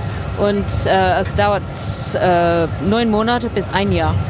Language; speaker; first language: German; non-native, learner; English